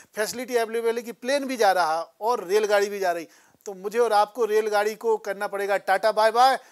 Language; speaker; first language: Hindi; native; Hindi